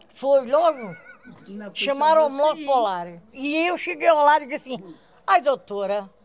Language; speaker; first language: Portuguese; native; Portuguese